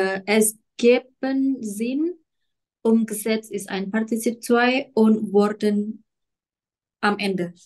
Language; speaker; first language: German; non-native, learner; Indonesian